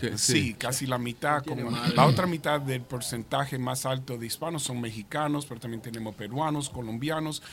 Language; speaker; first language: Spanish; early bilingual, heritage; Spanish